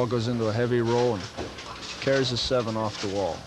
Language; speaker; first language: English; native; English